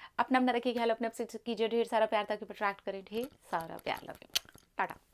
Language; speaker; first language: Hindi; native; Hindi